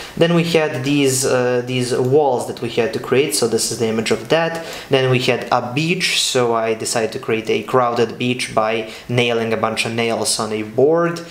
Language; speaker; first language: English; non-native, fluent; Serbian